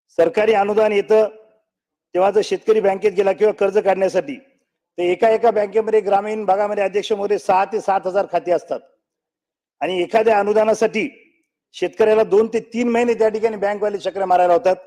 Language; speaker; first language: Marathi; native; Marathi